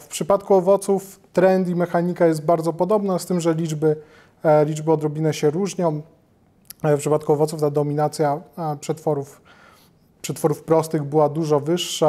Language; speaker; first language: Polish; native; Polish